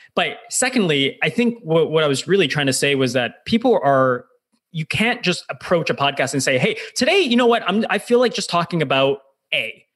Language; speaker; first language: English; native; English